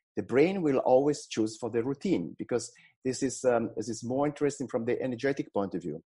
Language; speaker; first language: English; non-native, fluent; Italian